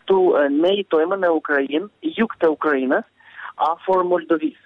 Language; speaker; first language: Albanian; early bilingual, heritage; Albanian